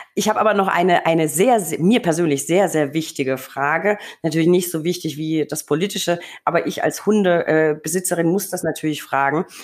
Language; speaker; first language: German; native; German